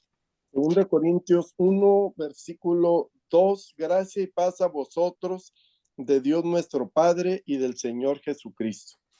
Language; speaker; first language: Spanish; native; Spanish